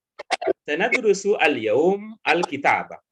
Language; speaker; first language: Arabic; non-native, fluent; Indonesian